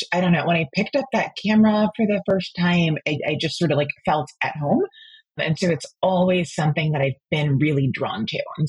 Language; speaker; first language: English; native; English